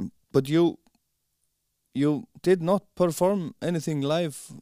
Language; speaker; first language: English; non-native, fluent; Icelandic